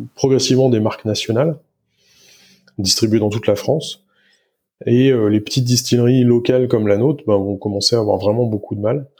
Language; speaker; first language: French; native; French